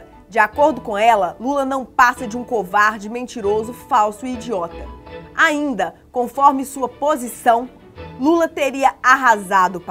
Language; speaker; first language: Portuguese; native; Portuguese